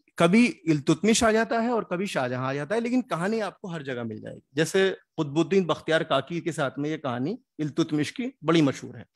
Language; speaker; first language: Hindi; native; Hindi